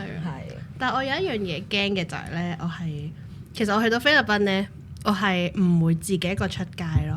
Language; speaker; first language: Cantonese; early bilingual, other home language; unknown